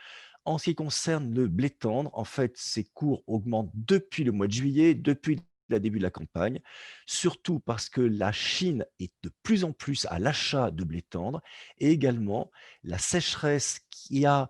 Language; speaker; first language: French; native; French